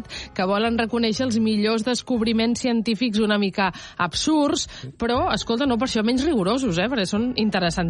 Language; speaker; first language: Catalan; native; Catalan